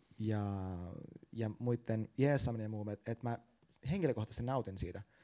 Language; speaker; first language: Finnish; native; Finnish